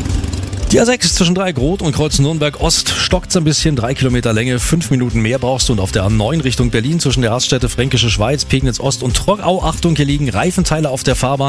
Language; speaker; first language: German; native; German